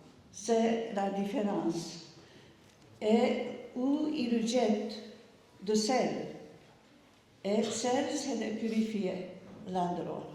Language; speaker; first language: French; non-native, learner; Japanese